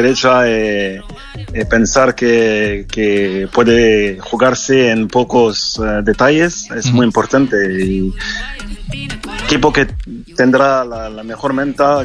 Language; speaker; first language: Spanish; non-native, fluent; French